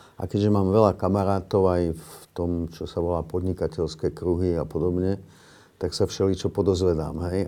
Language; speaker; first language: Slovak; native; Slovak